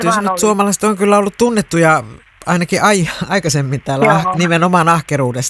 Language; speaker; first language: Finnish; native; Finnish